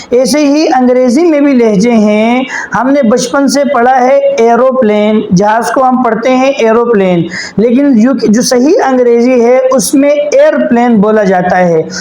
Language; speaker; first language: Urdu; non-native, local second language; Pashto